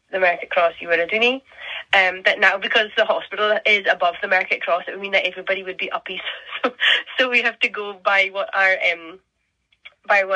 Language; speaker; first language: English; native; English